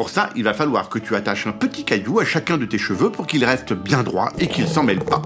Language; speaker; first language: French; native; French